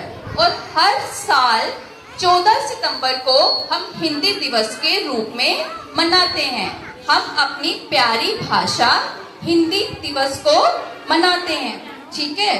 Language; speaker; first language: Hindi; native; Hindi